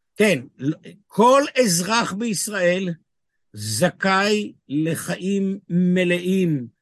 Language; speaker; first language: Hebrew; native; Hebrew